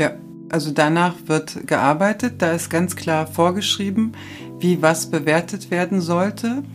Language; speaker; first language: German; native; German